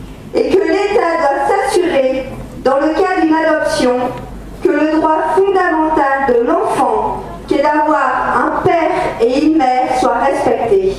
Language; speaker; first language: French; native; French